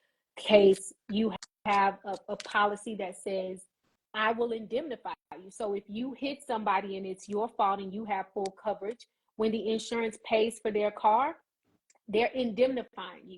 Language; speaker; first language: English; native; English